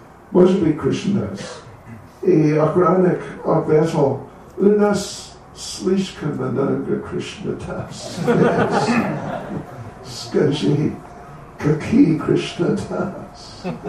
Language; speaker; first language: Russian; non-native, learner; English